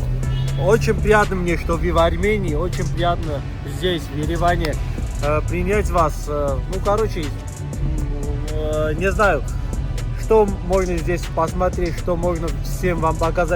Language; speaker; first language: Russian; non-native, fluent; Armenian